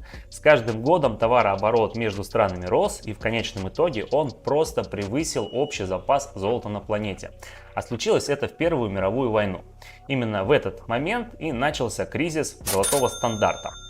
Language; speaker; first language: Russian; native; Russian